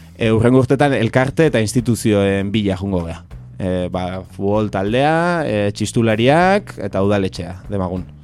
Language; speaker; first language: Basque; native; Basque